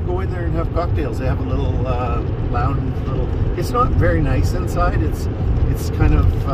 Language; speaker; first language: English; native; English